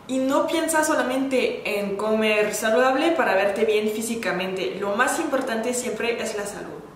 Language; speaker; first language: Spanish; non-native, fluent; French